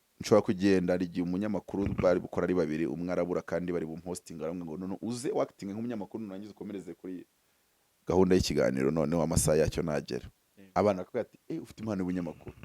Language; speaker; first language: Kinyarwanda; early bilingual, heritage; Kinyarwanda